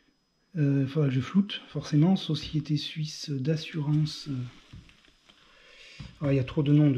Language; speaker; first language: French; native; French